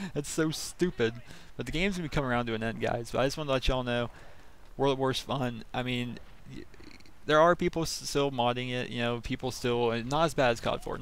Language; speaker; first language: English; native; English